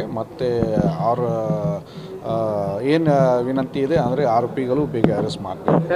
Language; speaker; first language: Kannada; non-native, fluent; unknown